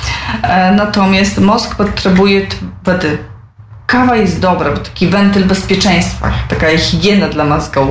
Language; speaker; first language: Polish; non-native, local second language; Belarusian